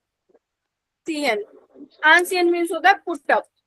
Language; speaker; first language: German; non-native, fluent; Hindi